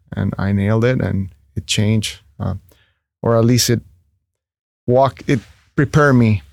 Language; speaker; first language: English; non-native, fluent; Spanish